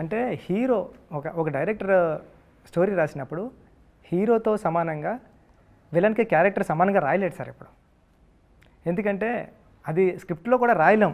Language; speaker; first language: Telugu; native; Telugu